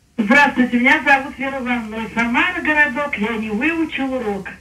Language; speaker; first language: Russian; native; Russian